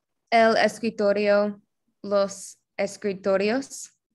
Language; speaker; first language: Spanish; non-native, learner; English